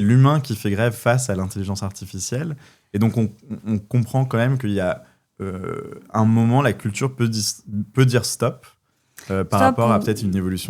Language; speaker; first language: French; native; French